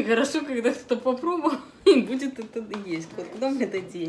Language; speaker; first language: Russian; early bilingual, heritage; Russian